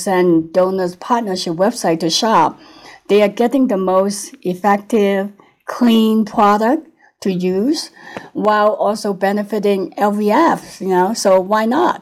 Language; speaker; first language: English; non-native, local second language; Cantonese